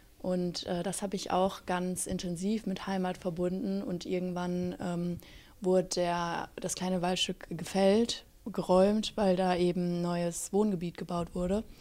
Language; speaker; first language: German; native; German